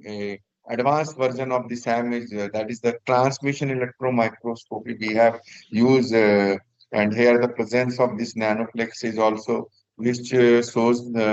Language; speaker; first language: English; non-native, local second language; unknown